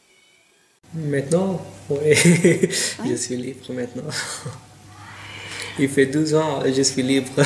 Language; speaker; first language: French; non-native, learner; Pashto